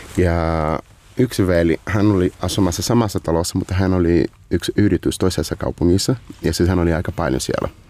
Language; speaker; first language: Finnish; non-native, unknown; Portuguese